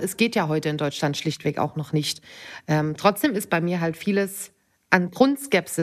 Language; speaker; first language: German; native; German